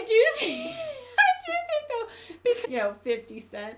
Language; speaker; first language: English; native; English